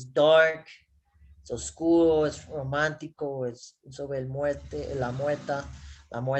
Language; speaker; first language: Spanish; non-native, learner; English